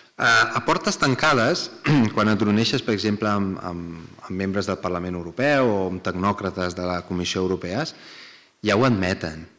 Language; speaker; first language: Catalan; non-native, fluent; Italian